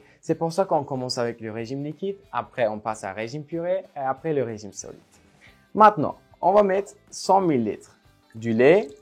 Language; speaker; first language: French; non-native, fluent; Turkish